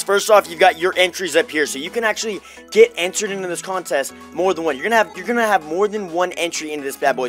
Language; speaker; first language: English; native; English